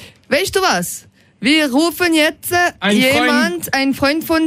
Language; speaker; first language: German; non-native, learner; French